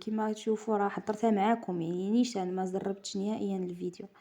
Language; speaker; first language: Arabic; native; Arabic